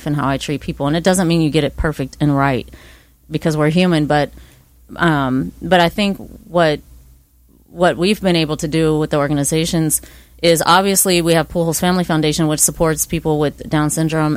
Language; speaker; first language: English; native; English